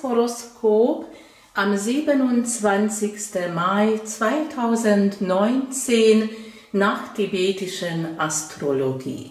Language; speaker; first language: German; non-native, fluent; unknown